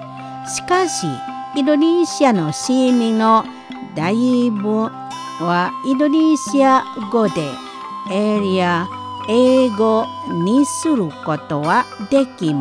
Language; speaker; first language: Japanese; non-native, fluent; Indonesian